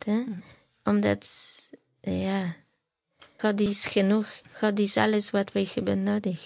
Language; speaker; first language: Dutch; non-native, learner; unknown